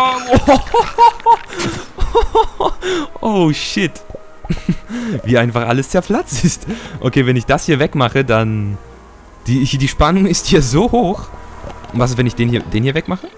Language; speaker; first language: German; native; German